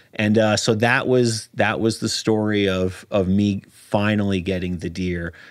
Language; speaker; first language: English; native; English